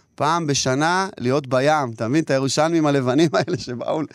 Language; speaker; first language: Hebrew; native; Hebrew